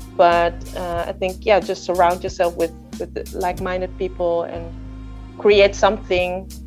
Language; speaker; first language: English; early bilingual, other home language; Indonesian